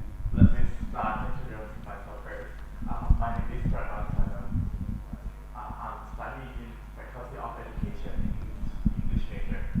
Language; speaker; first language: English; non-native, learner; Thai